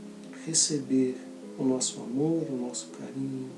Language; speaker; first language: Portuguese; native; Portuguese